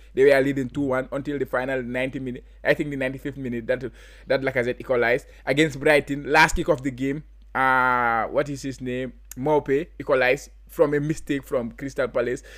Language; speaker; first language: English; non-native, local second language; Wolof